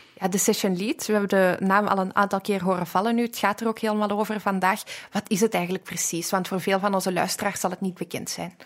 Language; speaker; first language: Dutch; native; Dutch